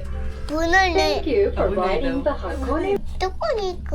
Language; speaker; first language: Japanese; early bilingual, other home language; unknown